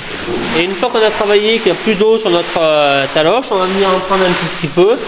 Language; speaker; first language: French; native; French